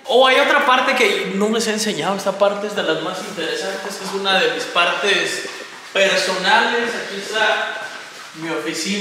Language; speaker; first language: Spanish; native; Spanish